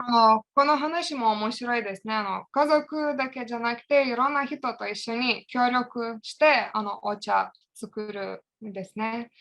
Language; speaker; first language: Japanese; non-native, fluent; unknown